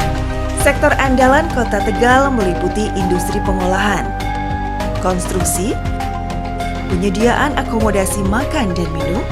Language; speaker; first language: Indonesian; native; Indonesian